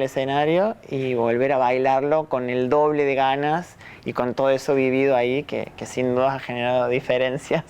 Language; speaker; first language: Spanish; native; Spanish